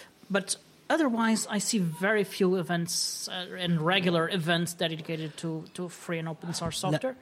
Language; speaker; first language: English; non-native, fluent; Portuguese